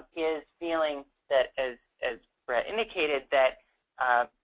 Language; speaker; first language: English; native; English